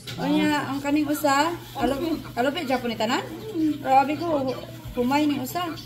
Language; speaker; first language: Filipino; non-native, local second language; Cebuano